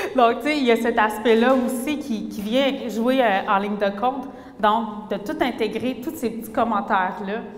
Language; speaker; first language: French; early bilingual, other home language; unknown